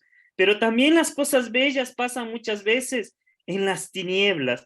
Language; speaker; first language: Spanish; native; Spanish